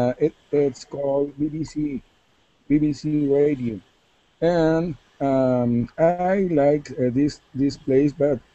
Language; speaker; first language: English; non-native, learner; Spanish